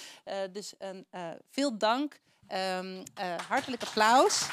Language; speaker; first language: Dutch; native; Dutch